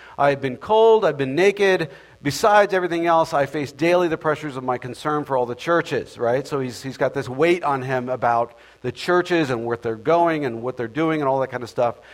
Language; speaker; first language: English; native; English